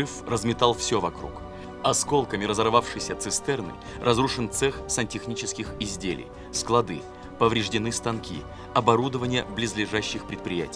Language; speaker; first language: Russian; native; Russian